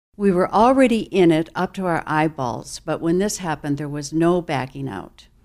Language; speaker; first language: English; native; English